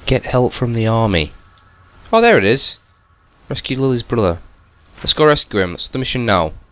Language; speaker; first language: English; native; English